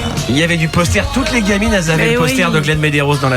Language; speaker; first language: French; native; French